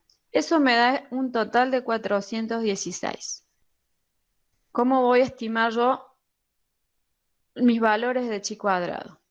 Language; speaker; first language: Spanish; native; Spanish